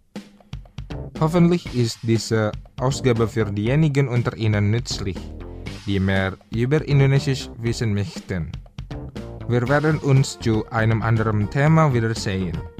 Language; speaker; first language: German; non-native, fluent; Indonesian